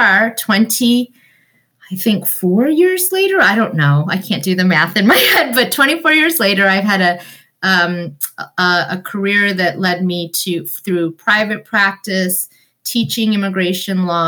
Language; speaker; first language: English; early bilingual, other home language; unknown